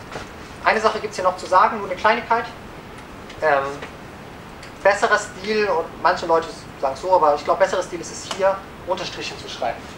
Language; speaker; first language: German; native; German